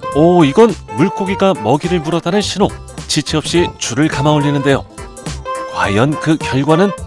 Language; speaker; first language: Korean; native; Korean